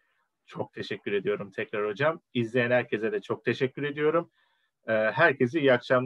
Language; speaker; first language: Turkish; native; Turkish